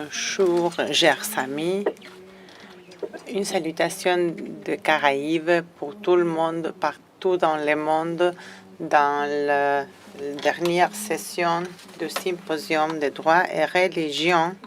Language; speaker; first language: French; non-native, fluent; Spanish